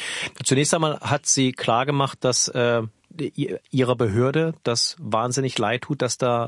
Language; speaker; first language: German; native; German